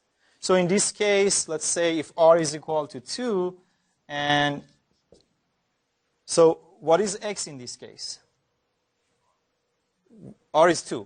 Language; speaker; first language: English; non-native, fluent; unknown